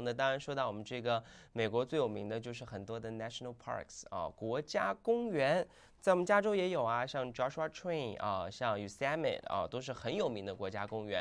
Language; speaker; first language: Chinese; native; Chinese